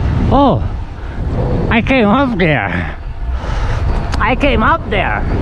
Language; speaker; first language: English; non-native, local second language; Filipino